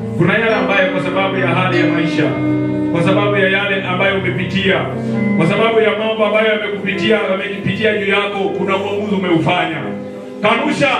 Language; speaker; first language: Swahili; non-native, local second language; Luyia